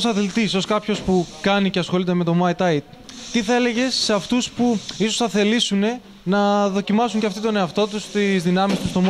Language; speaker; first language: Greek; native; Greek